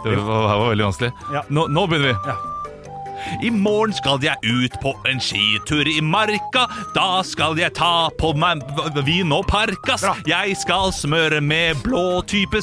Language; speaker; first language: Norwegian; native; Norwegian